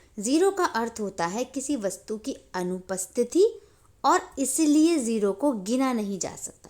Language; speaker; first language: Hindi; native; Hindi